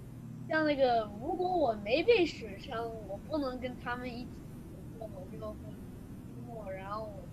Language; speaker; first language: Chinese; early bilingual, other home language; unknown